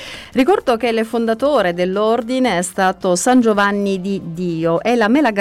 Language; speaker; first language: Italian; native; Italian